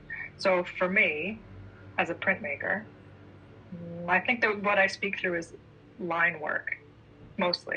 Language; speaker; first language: English; native; English